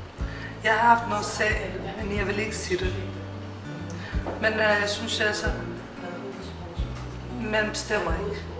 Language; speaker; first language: Danish; non-native, learner; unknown